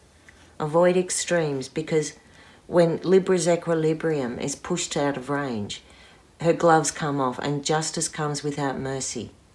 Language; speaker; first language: English; native; English